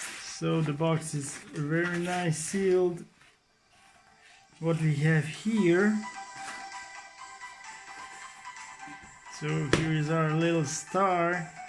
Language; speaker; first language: English; non-native, fluent; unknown